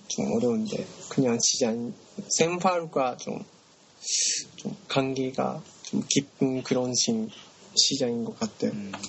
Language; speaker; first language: Korean; non-native, learner; Japanese